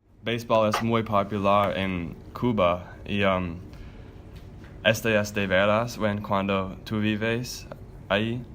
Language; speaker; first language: Spanish; non-native, learner; English